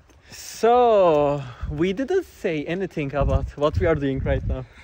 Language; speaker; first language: English; non-native, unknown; Turkish